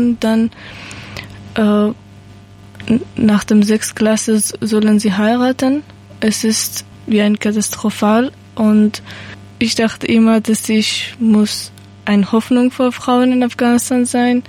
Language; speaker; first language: German; non-native, learner; Persian